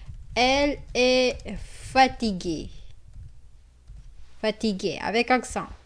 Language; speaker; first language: French; non-native, fluent; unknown